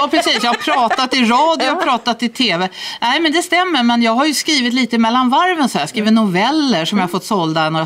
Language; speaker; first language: Swedish; native; Swedish